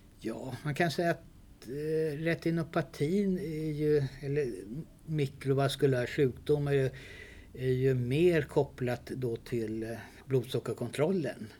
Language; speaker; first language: Swedish; native; Swedish